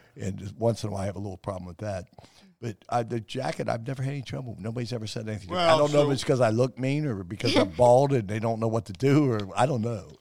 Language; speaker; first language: English; native; English